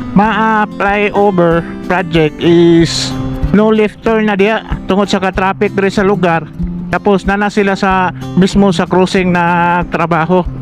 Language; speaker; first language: Cebuano; native; Cebuano